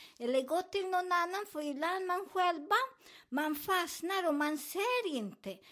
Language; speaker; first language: Swedish; non-native, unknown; Spanish